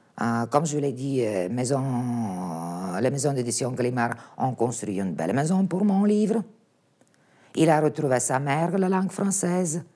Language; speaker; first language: French; non-native, fluent; Bulgarian